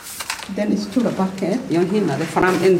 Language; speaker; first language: Swedish; non-native, learner; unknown